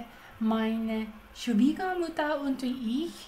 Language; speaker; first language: German; non-native, learner; Japanese